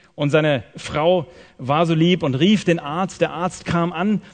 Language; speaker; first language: German; native; German